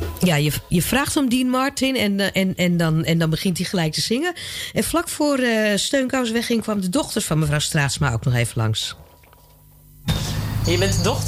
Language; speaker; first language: Dutch; native; Dutch